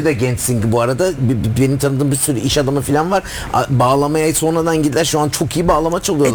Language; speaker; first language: Turkish; early bilingual, heritage; Turkish